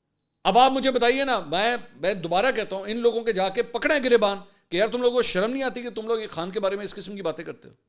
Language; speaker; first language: Urdu; native; Urdu